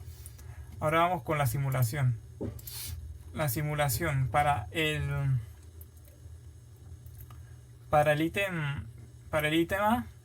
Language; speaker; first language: Spanish; native; Spanish